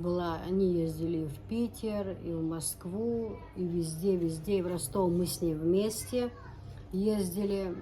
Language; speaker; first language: Russian; non-native, local second language; Chechen